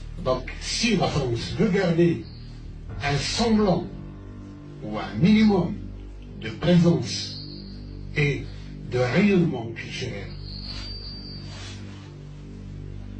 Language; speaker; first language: French; non-native, local second language; Kabyle